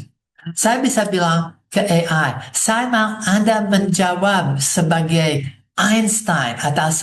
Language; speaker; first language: Indonesian; non-native, fluent; English